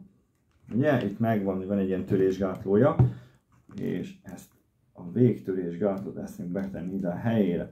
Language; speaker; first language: Hungarian; native; Hungarian